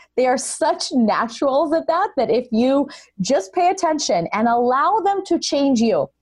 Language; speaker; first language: English; early bilingual, other home language; Russian